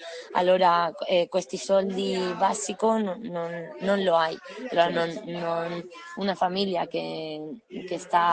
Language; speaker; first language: Italian; non-native, learner; Spanish